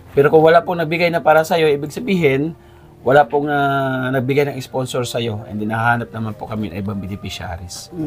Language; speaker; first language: Filipino; native; Filipino